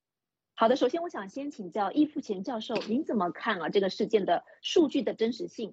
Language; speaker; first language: Chinese; native; Chinese